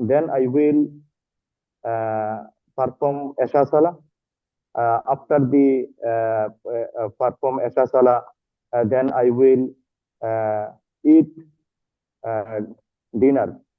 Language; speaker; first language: English; non-native, learner; Bangla